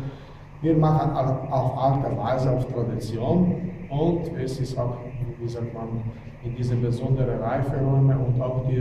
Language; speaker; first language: German; non-native, fluent; Slovenian